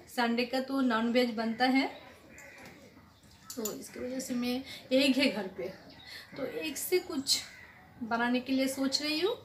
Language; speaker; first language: Hindi; non-native, local second language; Bangla